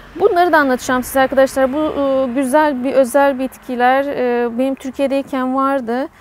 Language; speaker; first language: Turkish; native; Turkish